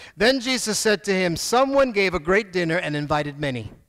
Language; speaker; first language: English; native; English